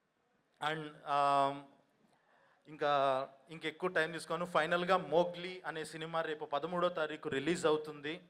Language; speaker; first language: Telugu; native; Telugu